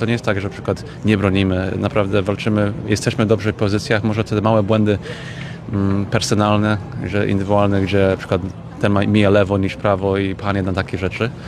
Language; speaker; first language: Polish; early bilingual, heritage; English